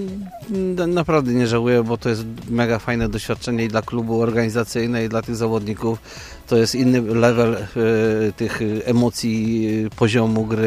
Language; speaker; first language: Polish; native; Polish